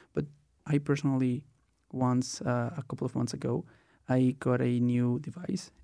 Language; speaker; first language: English; non-native, fluent; Spanish